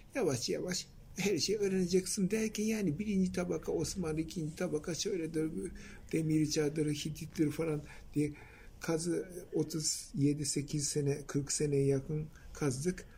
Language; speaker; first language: Turkish; non-native, fluent; Japanese